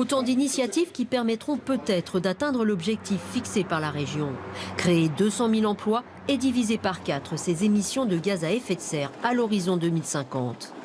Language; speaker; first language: French; native; French